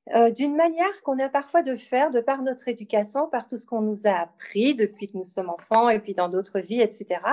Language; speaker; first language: French; native; French